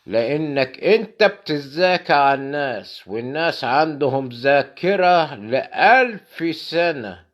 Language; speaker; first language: Arabic; native; Arabic